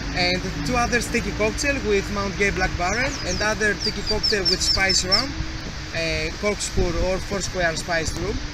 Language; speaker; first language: English; non-native, learner; Greek